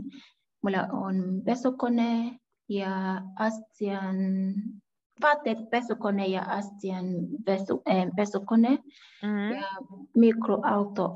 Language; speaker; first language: Finnish; non-native, learner; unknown